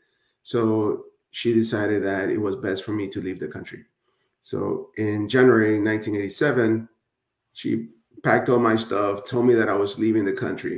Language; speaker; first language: English; early bilingual, other home language; Spanish